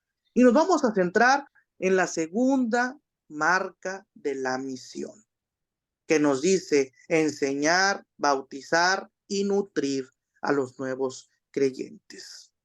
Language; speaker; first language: Spanish; native; Spanish